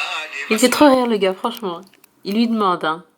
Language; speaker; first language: French; early bilingual, heritage; French